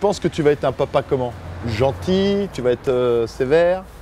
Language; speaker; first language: French; native; French